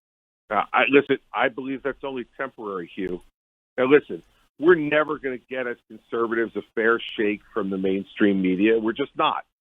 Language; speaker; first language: English; native; English